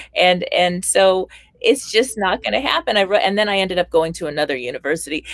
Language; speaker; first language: English; native; English